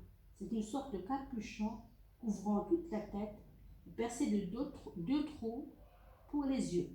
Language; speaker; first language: French; non-native, local second language; Arabic